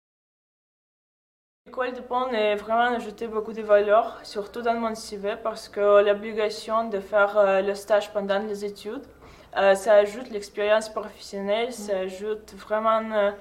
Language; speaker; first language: French; non-native, fluent; Russian